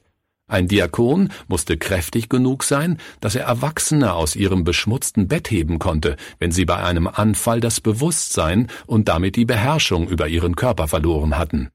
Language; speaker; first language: German; native; German